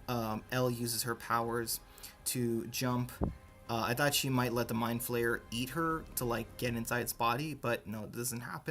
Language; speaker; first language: English; native; English